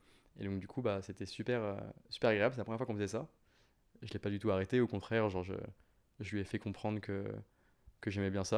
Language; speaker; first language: French; native; French